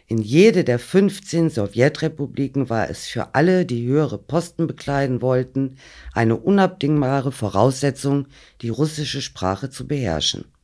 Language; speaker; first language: German; native; German